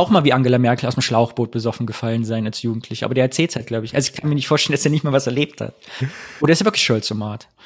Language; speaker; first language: German; native; German